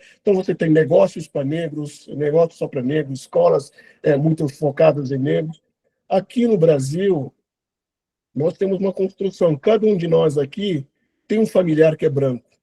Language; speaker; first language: Portuguese; non-native, local second language; Kabuverdianu